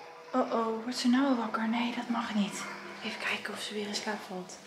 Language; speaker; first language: Dutch; native; Dutch